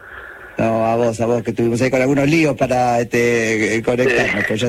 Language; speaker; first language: Spanish; native; Spanish